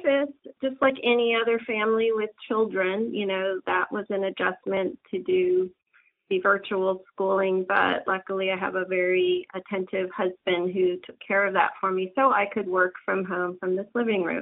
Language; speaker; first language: English; early bilingual, other home language; Japanese